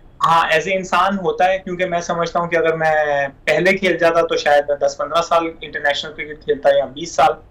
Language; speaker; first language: Urdu; non-native, local second language; Punjabi